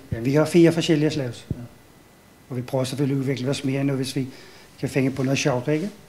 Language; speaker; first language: Danish; native; Danish